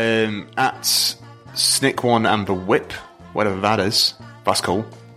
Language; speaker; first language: English; native; English